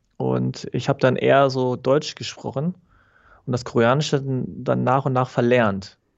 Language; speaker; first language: German; early bilingual, other home language; Korean